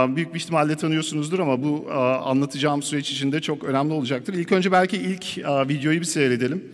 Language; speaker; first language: Turkish; early bilingual, heritage; Turkish